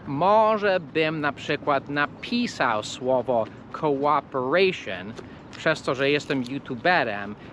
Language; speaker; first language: Polish; non-native, fluent; English